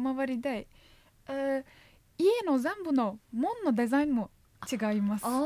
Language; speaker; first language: Japanese; non-native, fluent; Turkish